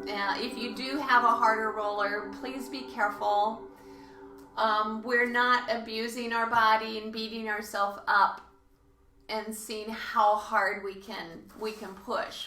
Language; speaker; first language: English; native; English